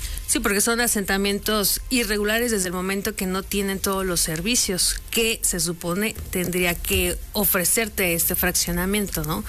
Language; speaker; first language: Spanish; native; Spanish